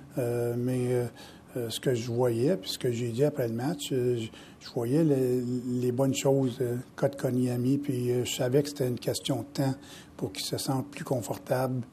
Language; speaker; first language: French; native; French